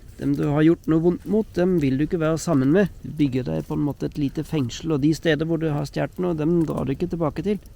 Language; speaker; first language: Norwegian; non-native, fluent; German